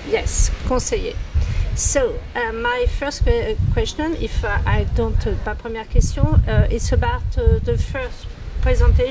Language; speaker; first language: English; non-native, learner; French